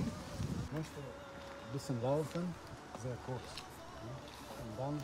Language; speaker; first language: German; non-native, learner; Chechen